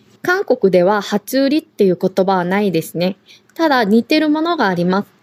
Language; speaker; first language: Japanese; non-native, fluent; Korean